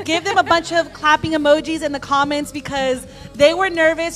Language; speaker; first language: English; early bilingual, other home language; Spanish